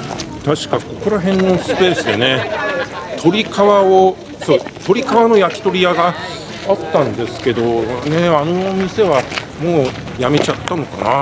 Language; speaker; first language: Japanese; native; Japanese